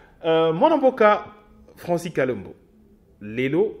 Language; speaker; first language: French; non-native, local second language; Lingala